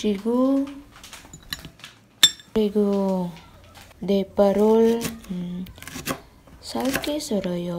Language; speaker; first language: Korean; non-native, learner; Filipino